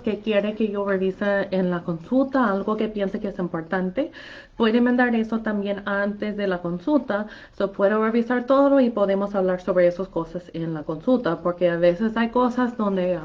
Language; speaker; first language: Spanish; non-native, fluent; English